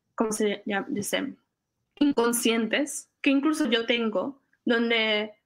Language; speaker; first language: Spanish; non-native, fluent; Czech